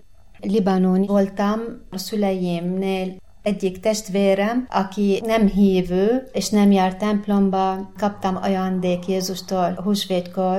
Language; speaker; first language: Hungarian; non-native, learner; Arabic